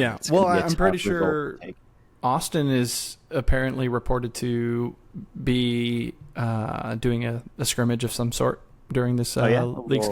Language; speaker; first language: English; native; English